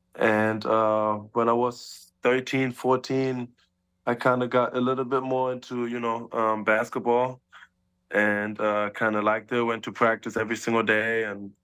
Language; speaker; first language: English; early bilingual, other home language; German